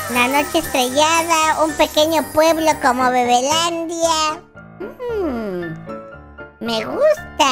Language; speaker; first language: Spanish; native; Spanish